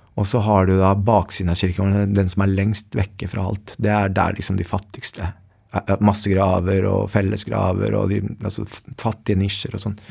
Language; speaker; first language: Norwegian; early bilingual, other home language; Spanish